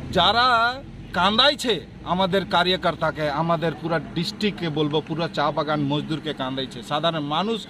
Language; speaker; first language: Bangla; non-native, local second language; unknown